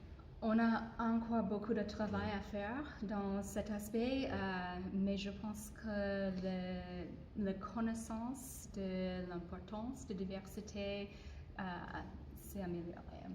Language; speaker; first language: French; non-native, fluent; English